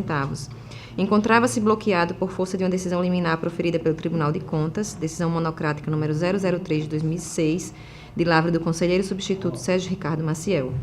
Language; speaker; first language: Portuguese; native; Portuguese